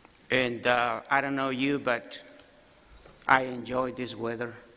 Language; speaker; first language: English; non-native, fluent; Spanish